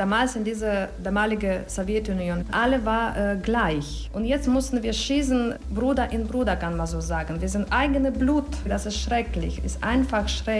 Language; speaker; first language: German; non-native, learner; Ukrainian